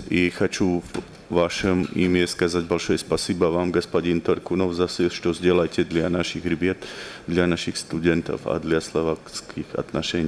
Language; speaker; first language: Russian; non-native, learner; Slovak